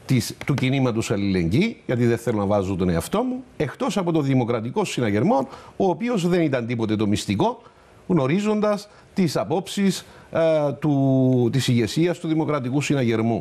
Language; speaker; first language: Greek; native; Greek